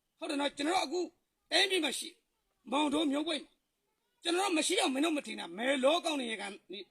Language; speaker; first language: Burmese; non-native, local second language; Rohingya